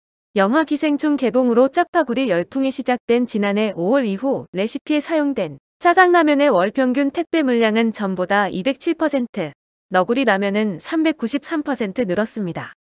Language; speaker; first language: Korean; native; Korean